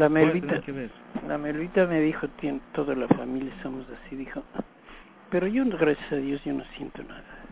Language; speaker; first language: Spanish; native; Spanish